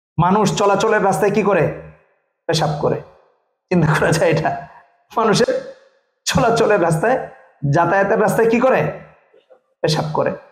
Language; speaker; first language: Bangla; native; Bangla